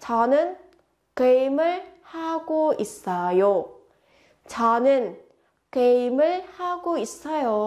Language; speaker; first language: Korean; non-native, fluent; Vietnamese